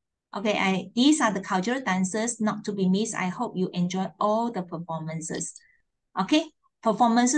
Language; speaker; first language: English; non-native, local second language; Chinese